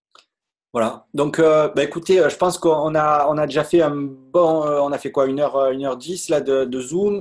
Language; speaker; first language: French; native; French